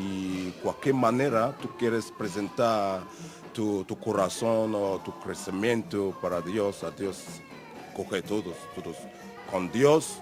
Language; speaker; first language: Spanish; non-native, learner; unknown